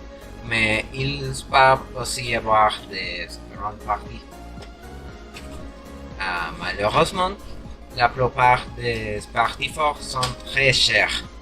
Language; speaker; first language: French; non-native, learner; Spanish